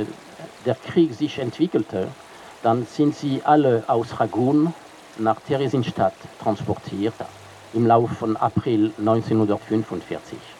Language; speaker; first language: German; non-native, fluent; French